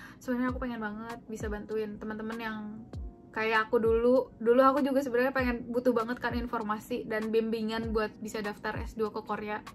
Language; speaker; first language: Indonesian; native; Indonesian